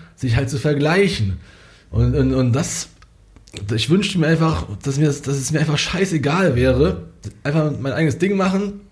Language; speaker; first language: German; early bilingual, other home language; Hungarian